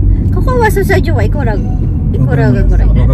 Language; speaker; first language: Japanese; non-native, learner; Filipino